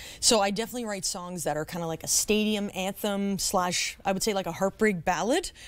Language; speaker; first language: English; native; English